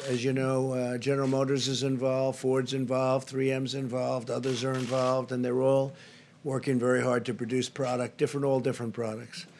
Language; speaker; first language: English; native; English